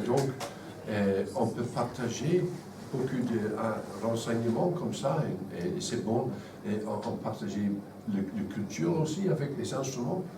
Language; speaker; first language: French; non-native, fluent; English